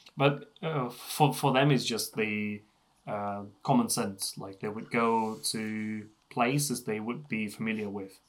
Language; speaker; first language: English; non-native, fluent; Russian